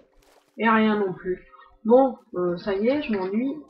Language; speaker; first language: French; native; French